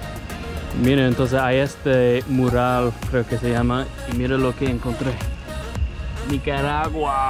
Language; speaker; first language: Spanish; early bilingual, heritage; Spanish